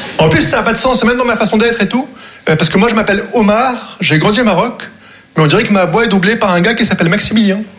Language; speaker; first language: French; non-native, local second language; Arabic